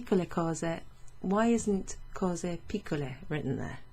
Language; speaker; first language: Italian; non-native, fluent; English